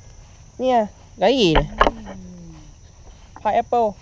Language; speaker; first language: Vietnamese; non-native, learner; Thai